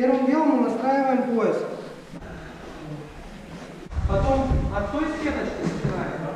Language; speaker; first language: Russian; native; Russian